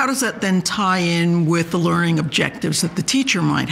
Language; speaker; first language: English; native; English